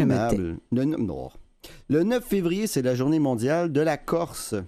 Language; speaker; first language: French; native; French